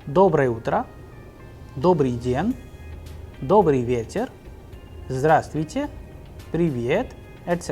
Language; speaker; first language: Russian; non-native, fluent; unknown